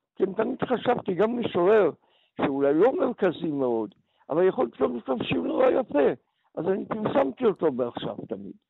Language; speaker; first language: Hebrew; early bilingual, other home language; Polish